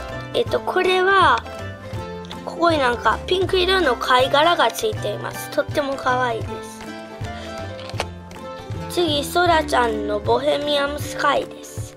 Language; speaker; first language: Japanese; early bilingual, heritage; Japanese